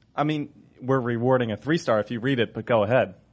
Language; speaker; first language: English; early bilingual, other home language; Italian